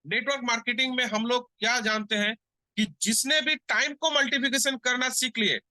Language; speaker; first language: Hindi; non-native, local second language; Bangla